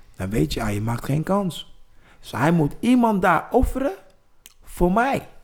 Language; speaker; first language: Dutch; non-native, fluent; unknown